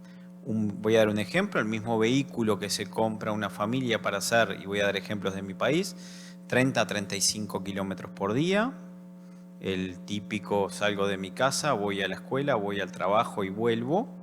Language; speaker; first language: Spanish; native; Spanish